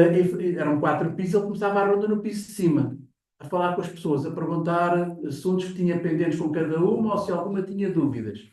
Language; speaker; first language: Portuguese; native; Portuguese